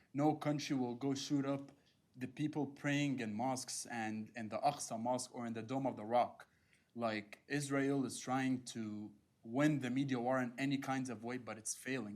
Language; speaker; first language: English; non-native, fluent; Arabic